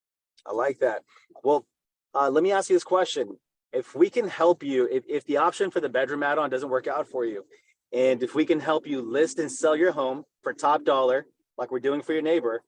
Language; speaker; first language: English; native; English